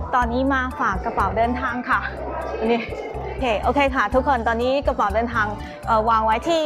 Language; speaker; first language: Thai; non-native, fluent; Chinese